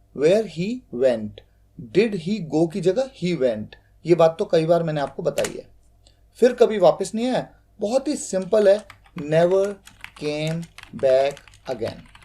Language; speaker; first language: Hindi; native; Hindi